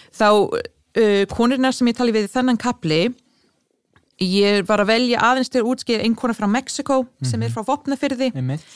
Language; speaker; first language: Icelandic; non-native, fluent; English